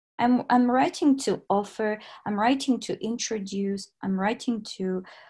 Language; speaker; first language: English; non-native, fluent; Russian